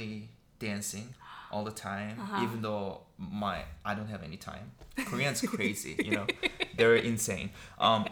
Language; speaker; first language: English; non-native, fluent; Korean